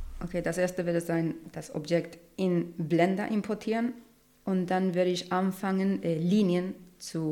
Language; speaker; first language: German; non-native, learner; Spanish